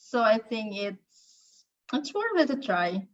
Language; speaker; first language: English; non-native, fluent; Indonesian